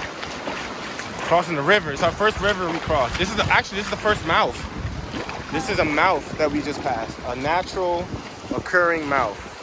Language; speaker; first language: English; early bilingual, other home language; Spanish